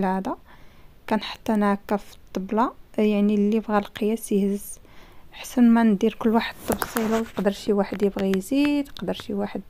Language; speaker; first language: Arabic; native; Arabic